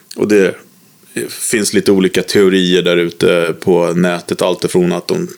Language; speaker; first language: Swedish; native; Swedish